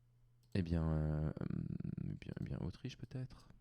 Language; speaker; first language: French; native; French